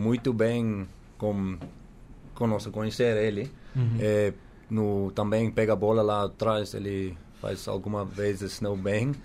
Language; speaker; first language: Portuguese; non-native, learner; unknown